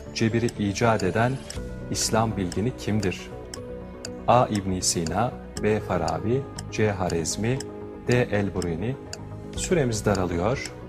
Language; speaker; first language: Turkish; native; Turkish